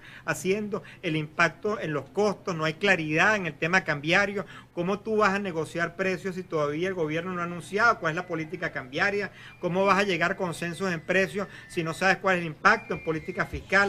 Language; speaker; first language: Spanish; native; Spanish